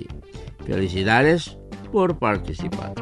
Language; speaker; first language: Spanish; non-native, fluent; Indonesian